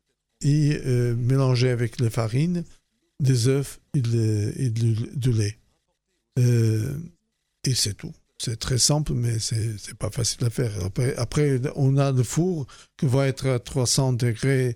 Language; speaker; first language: French; non-native, fluent; Portuguese